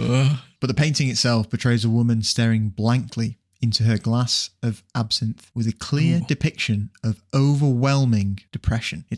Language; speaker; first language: English; native; English